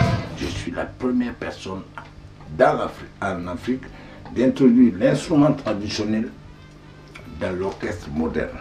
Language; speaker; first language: French; non-native, local second language; Mandingo